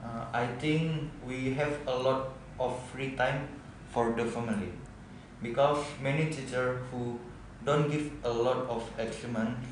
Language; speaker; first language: English; non-native, learner; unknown